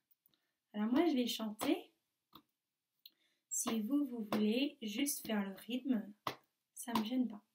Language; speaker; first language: French; native; French